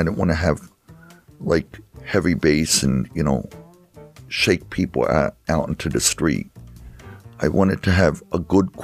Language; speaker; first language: English; native; English